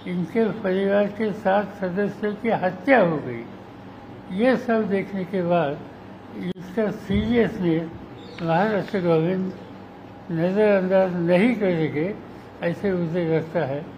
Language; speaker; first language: Hindi; non-native, local second language; Marathi